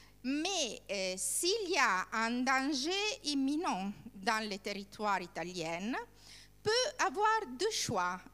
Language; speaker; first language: French; non-native, learner; Italian